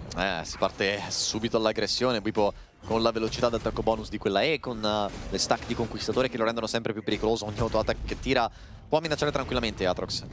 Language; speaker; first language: Italian; native; Italian